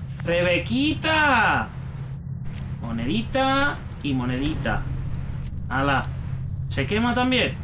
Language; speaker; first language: Spanish; native; Spanish